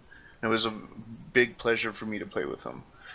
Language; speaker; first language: English; native; English